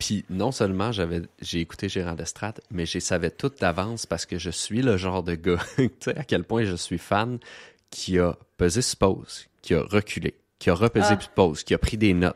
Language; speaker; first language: French; native; French